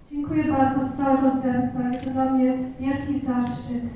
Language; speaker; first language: Polish; early bilingual, heritage; Polish